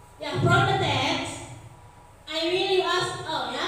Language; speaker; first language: English; non-native, learner; Indonesian